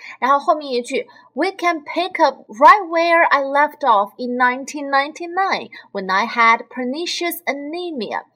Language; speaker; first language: English; non-native, fluent; Chinese